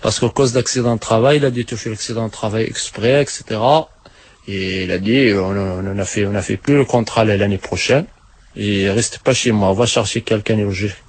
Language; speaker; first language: French; non-native, learner; Arabic